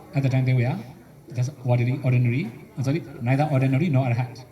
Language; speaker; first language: English; non-native, fluent; Burmese